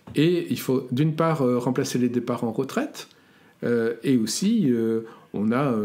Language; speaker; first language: French; native; French